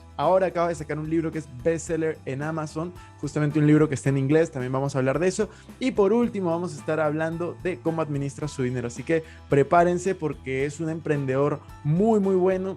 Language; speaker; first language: Spanish; native; Spanish